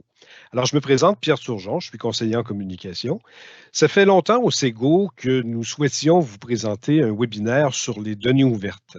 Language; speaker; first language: French; native; French